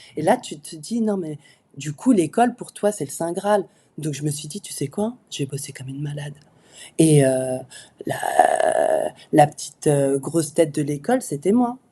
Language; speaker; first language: French; early bilingual, other home language; Arabic